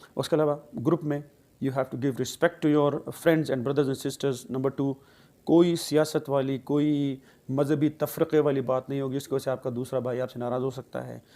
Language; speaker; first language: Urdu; non-native, local second language; Pashto